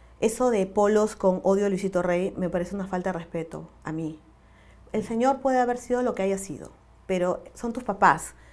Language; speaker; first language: Spanish; native; Spanish